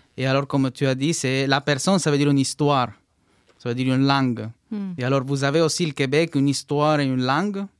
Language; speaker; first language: French; non-native, fluent; Spanish